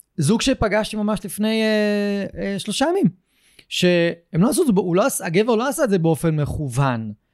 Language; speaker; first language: Hebrew; native; Hebrew